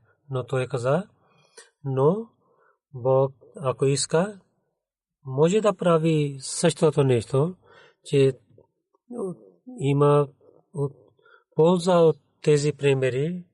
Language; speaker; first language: Bulgarian; non-native, learner; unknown